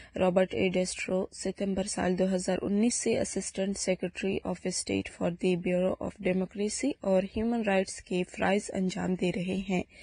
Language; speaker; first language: Urdu; non-native, local second language; Baluchi